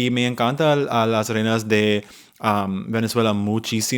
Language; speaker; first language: Spanish; non-native, learner; English